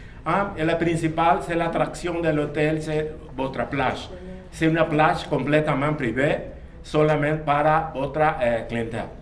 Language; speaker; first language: French; non-native, learner; Spanish